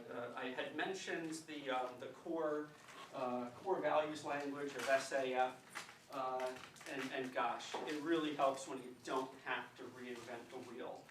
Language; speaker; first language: English; native; English